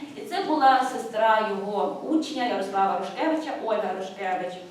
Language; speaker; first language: Ukrainian; native; Ukrainian